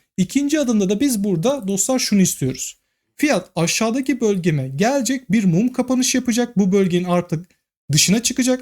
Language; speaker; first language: Turkish; native; Turkish